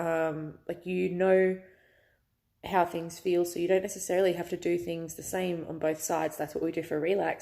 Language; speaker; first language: English; native; English